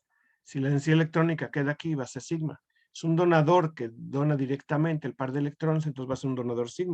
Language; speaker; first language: Spanish; native; Spanish